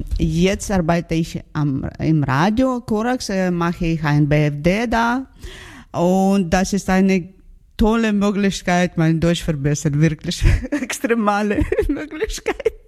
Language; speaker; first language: German; non-native, learner; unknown